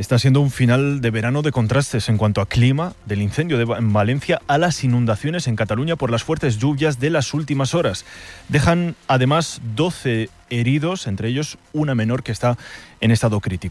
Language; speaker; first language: Spanish; native; Spanish